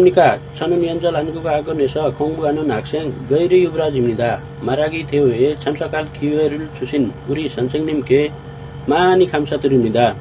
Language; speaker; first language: Korean; non-native, learner; Nepali